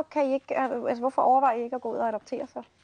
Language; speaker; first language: Danish; native; Danish